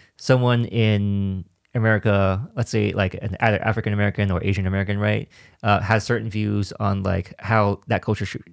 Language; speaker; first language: English; native; English